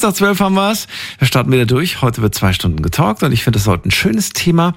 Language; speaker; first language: German; native; German